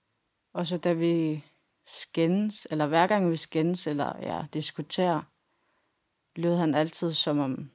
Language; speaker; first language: Danish; non-native, local second language; Kalaallisut